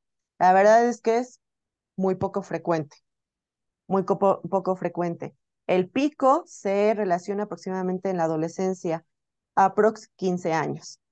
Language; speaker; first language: Spanish; native; Spanish